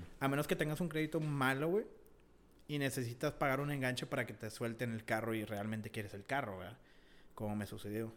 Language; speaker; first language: Spanish; early bilingual, heritage; Spanish